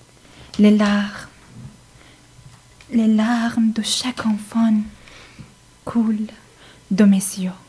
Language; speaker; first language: French; non-native, fluent; Persian